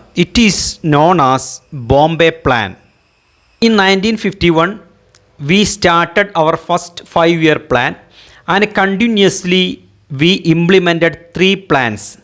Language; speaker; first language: English; non-native, local second language; Malayalam